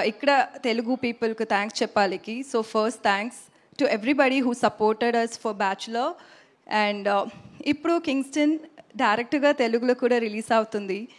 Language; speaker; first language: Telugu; non-native, learner; Tamil